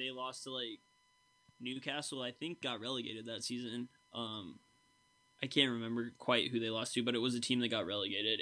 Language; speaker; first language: English; native; English